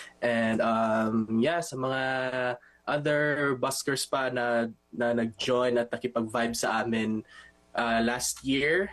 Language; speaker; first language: Filipino; non-native, local second language; Cebuano